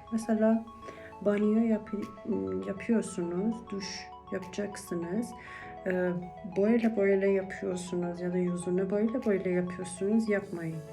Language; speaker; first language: Turkish; non-native, learner; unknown